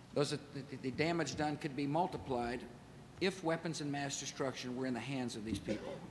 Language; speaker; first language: English; native; English